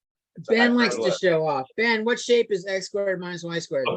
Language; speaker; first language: English; native; English